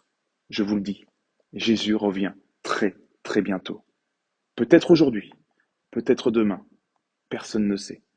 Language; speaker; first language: French; native; French